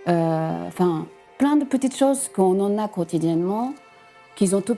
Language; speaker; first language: French; non-native, fluent; Japanese